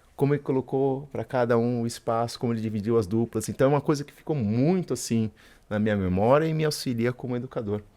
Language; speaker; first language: Portuguese; early bilingual, other home language; Spanish